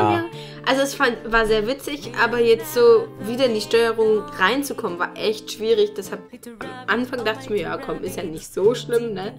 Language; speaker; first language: German; native; German